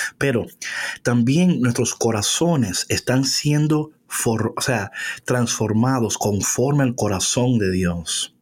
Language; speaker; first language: Spanish; early bilingual, heritage; Spanish